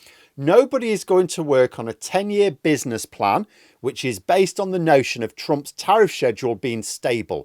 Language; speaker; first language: English; native; English